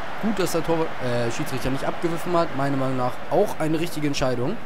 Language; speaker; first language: German; native; German